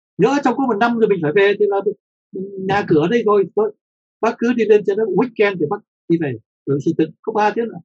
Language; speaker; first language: Vietnamese; native; Vietnamese